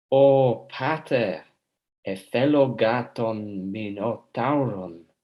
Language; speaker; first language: Greek; non-native, fluent; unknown